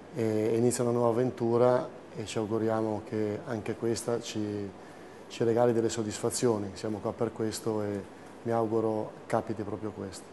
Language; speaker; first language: Italian; native; Italian